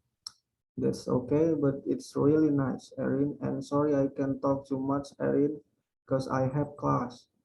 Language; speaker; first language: English; non-native, learner; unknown